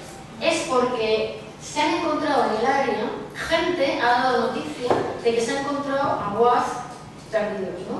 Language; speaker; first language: Spanish; native; Spanish